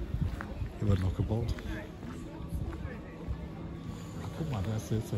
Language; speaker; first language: German; native; German